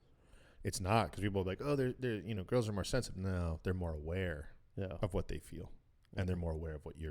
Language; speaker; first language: English; native; English